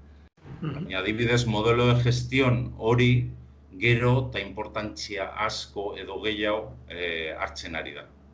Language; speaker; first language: Basque; non-native, local second language; Spanish